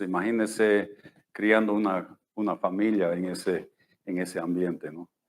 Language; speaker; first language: Spanish; non-native, fluent; English